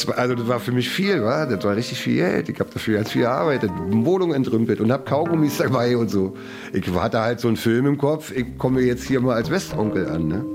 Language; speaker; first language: German; native; German